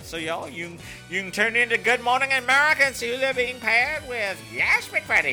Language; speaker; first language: English; native; English